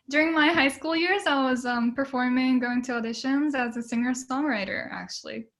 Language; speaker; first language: English; early bilingual, other home language; Japanese